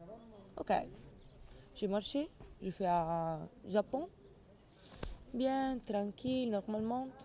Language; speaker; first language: French; non-native, learner; Italian